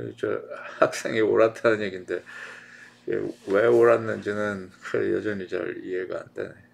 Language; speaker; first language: Korean; native; Korean